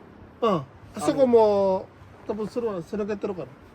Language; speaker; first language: Japanese; non-native, learner; Filipino